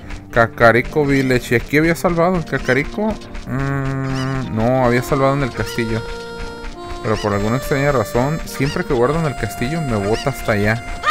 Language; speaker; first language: Spanish; native; Spanish